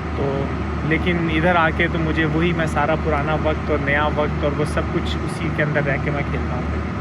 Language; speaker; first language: Urdu; non-native, local second language; Punjabi